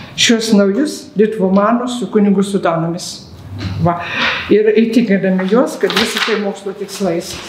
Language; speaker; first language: Lithuanian; native; Lithuanian